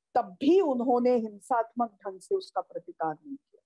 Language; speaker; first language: Hindi; native; Hindi